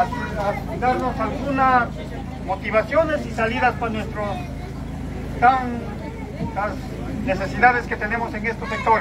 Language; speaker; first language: Spanish; native; Spanish